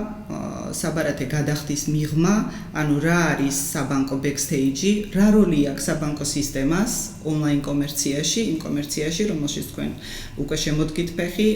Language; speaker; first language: Georgian; native; Georgian